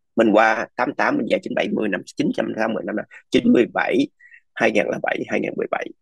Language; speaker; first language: Vietnamese; early bilingual, other home language; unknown